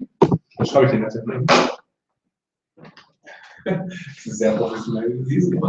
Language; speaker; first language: German; native; German